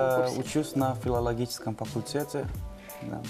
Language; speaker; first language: Russian; non-native, fluent; Turkmen